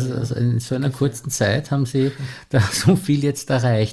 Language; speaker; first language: German; native; German